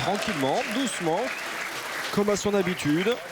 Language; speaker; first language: French; native; French